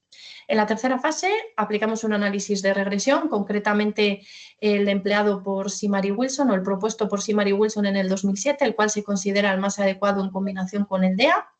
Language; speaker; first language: Spanish; native; Spanish